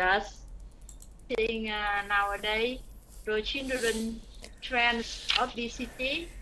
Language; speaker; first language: English; non-native, learner; Vietnamese